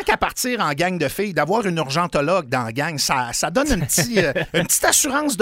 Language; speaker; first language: French; native; French